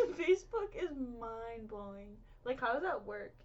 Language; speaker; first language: English; native; English